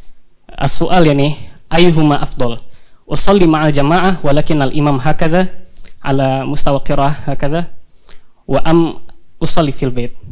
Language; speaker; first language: Arabic; non-native, fluent; Indonesian